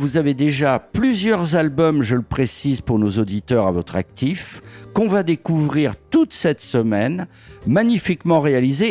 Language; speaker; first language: French; native; French